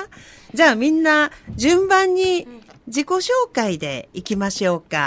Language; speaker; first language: Japanese; native; Japanese